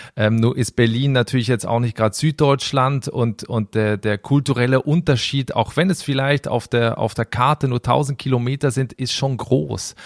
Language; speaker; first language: German; native; German